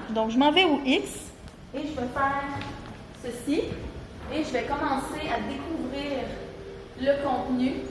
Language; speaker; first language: French; native; French